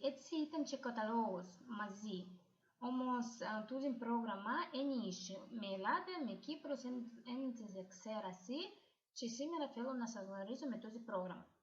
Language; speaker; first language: Greek; non-native, fluent; Russian